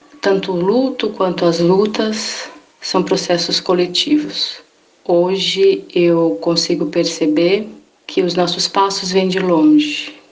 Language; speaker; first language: Portuguese; native; Portuguese